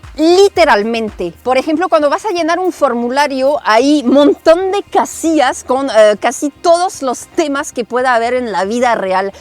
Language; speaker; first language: Spanish; non-native, fluent; French